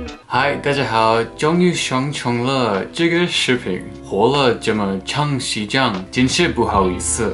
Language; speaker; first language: Chinese; non-native, learner; Vietnamese